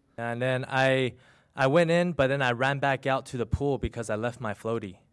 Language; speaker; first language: English; early bilingual, other home language; Chinese